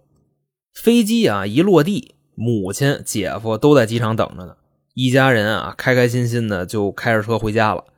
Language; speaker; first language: Chinese; native; Chinese